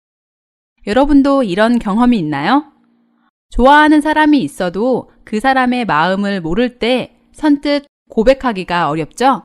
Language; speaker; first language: Korean; native; Korean